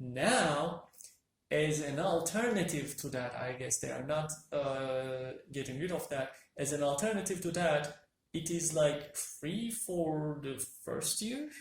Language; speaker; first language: English; non-native, fluent; Turkish